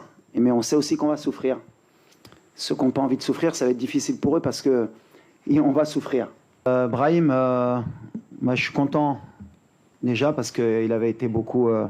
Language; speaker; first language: French; native; French